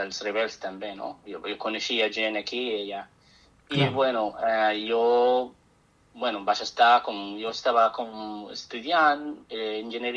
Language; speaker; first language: Catalan; non-native, fluent; Arabic